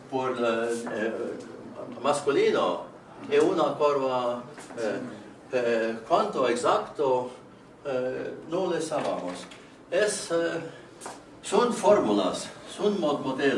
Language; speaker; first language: Spanish; non-native, learner; Estonian